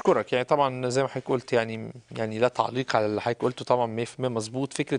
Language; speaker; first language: Arabic; native; Arabic